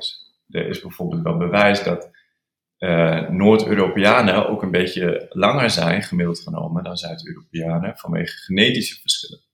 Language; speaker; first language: Dutch; native; Dutch